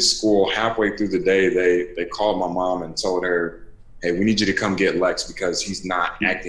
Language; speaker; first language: English; native; English